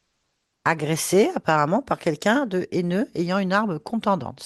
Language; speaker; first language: French; native; French